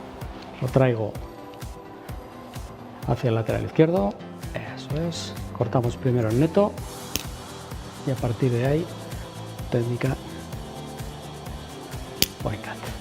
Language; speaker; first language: Spanish; native; Spanish